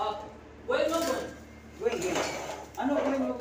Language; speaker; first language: English; non-native, learner; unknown